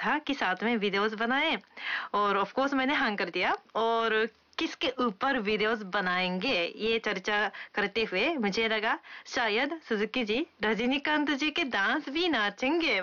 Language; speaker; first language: Hindi; non-native, fluent; Japanese